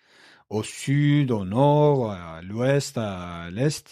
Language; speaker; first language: French; non-native, learner; Kurdish